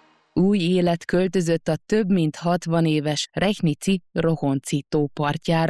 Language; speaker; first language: Hungarian; native; Hungarian